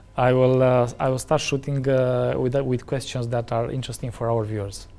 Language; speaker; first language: English; non-native, fluent; Romanian